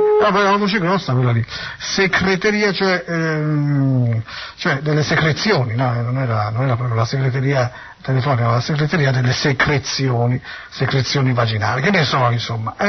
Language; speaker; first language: Italian; native; Italian